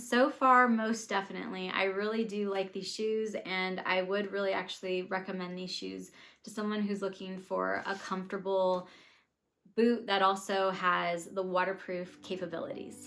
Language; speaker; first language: English; native; English